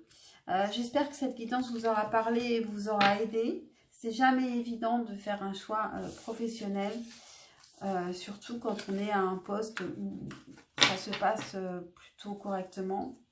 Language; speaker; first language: French; native; French